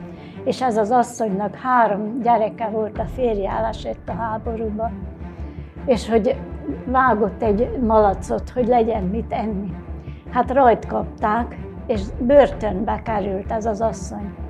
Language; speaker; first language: Hungarian; native; Hungarian